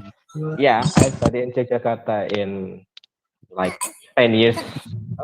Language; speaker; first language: English; non-native, learner; Indonesian